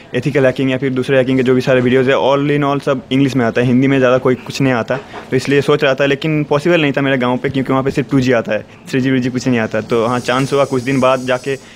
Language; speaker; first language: Hindi; native; Hindi